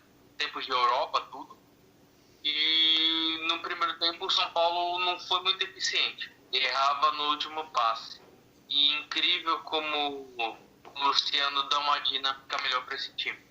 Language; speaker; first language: Portuguese; native; Portuguese